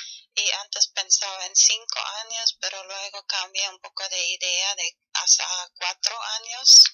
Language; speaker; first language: Spanish; non-native, learner; German